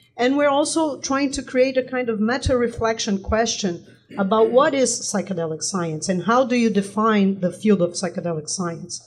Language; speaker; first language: English; non-native, fluent; Portuguese